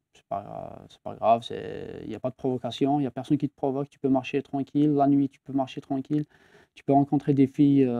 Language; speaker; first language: French; non-native, local second language; Kabyle